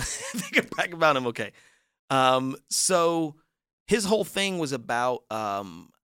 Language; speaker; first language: English; native; English